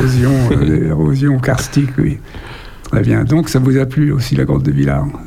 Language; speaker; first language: French; native; French